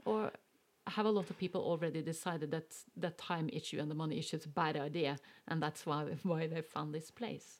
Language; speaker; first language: English; non-native, fluent; Norwegian